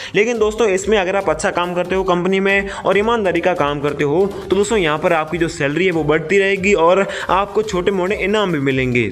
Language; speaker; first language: Hindi; native; Hindi